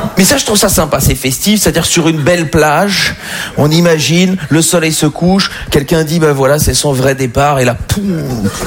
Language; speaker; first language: French; native; French